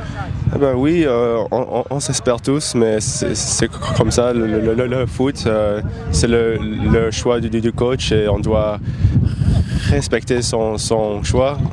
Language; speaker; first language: French; non-native, fluent; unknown